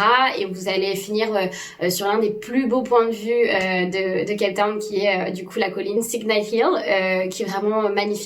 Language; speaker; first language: French; native; French